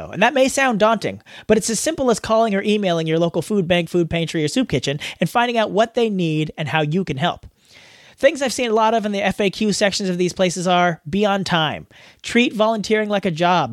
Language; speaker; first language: English; native; English